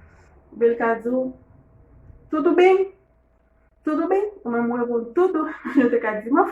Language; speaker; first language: Portuguese; non-native, learner; Haitian Creole